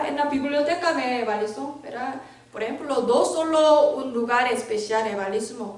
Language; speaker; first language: Spanish; non-native, learner; Korean